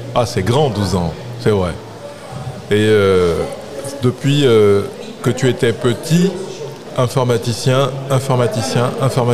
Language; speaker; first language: French; native; French